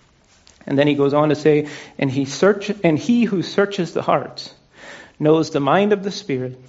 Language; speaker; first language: English; native; English